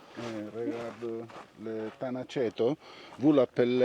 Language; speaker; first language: French; non-native, learner; Italian